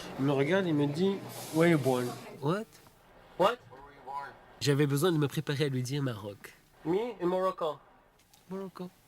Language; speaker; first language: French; native; French